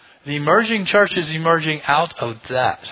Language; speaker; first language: English; native; English